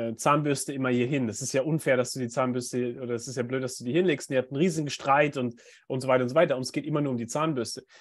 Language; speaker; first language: German; native; German